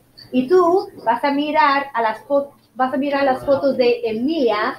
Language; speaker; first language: Spanish; non-native, fluent; English